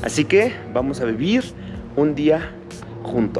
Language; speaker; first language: Spanish; non-native, fluent; Arabic